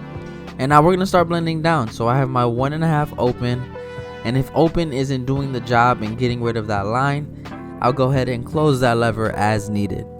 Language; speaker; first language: English; native; English